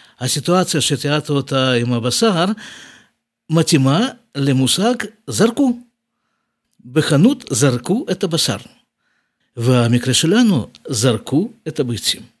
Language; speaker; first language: Hebrew; non-native, fluent; Russian